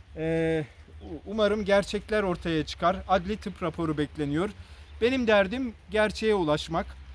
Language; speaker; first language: Turkish; native; Turkish